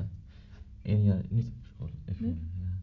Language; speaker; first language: Dutch; non-native, learner; Arabic